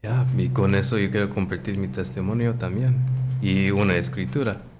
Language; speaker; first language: Spanish; non-native, learner; English